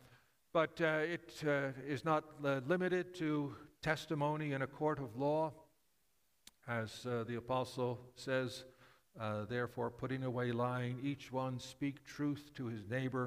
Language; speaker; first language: English; native; English